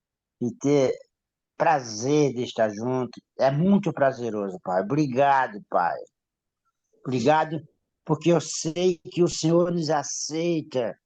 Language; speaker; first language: Portuguese; native; Portuguese